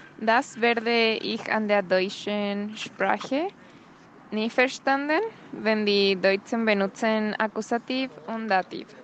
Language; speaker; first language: German; non-native, learner; Spanish